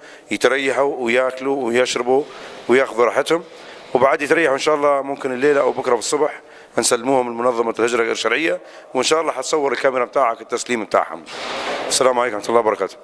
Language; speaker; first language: Arabic; native; Arabic